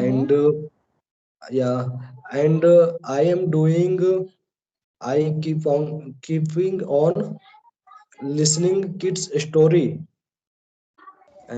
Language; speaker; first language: English; non-native, learner; Hindi